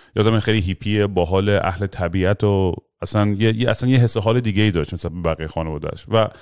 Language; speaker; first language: Persian; early bilingual, heritage; Persian